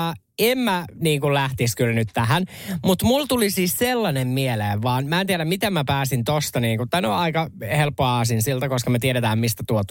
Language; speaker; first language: Finnish; native; Finnish